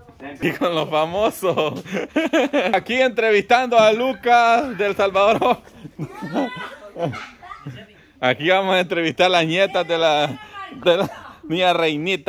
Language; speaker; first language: Spanish; native; Spanish